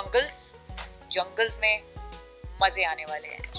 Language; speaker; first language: Hindi; native; Hindi